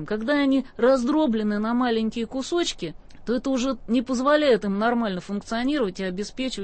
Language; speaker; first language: Russian; native; Russian